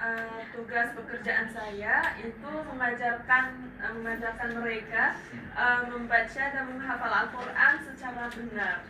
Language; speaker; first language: Indonesian; non-native, fluent; Arabic